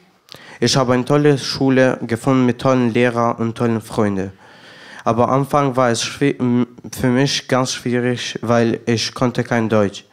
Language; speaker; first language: German; non-native, learner; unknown